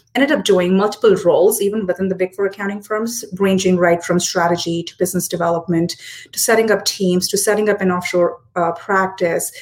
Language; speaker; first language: English; non-native, local second language; Hindi